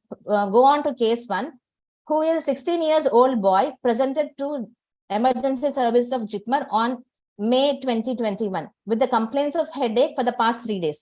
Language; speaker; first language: English; non-native, local second language; Tamil